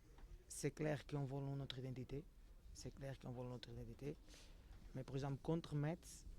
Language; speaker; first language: French; non-native, learner; Portuguese